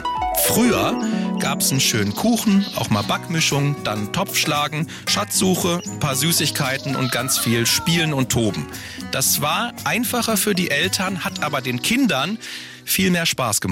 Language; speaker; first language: German; native; German